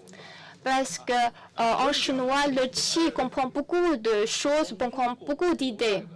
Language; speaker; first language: French; non-native, fluent; Chinese